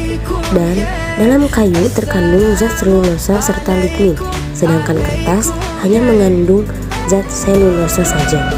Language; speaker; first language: Indonesian; native; Indonesian